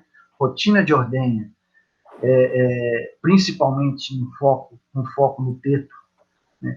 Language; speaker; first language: Portuguese; native; Portuguese